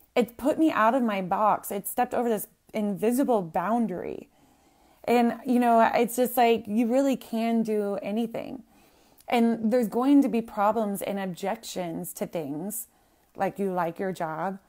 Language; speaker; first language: English; native; English